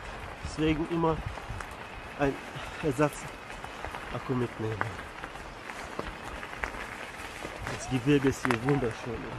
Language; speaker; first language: German; non-native, fluent; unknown